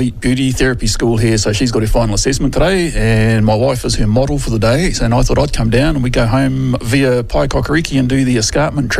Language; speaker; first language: English; native; English